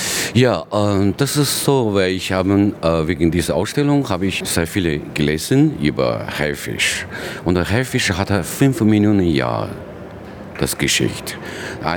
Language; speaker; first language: German; non-native, learner; Chinese